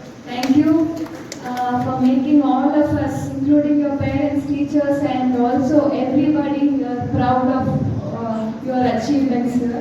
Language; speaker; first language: English; non-native, local second language; Telugu